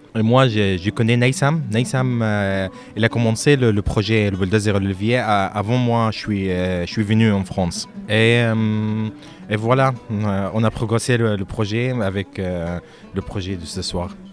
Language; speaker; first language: French; non-native, local second language; Arabic